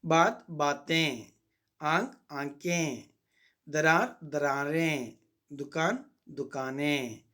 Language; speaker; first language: Hindi; non-native, local second language; Kannada